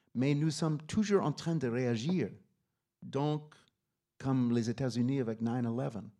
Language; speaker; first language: French; non-native, fluent; English